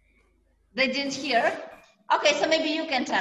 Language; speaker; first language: English; non-native, fluent; Polish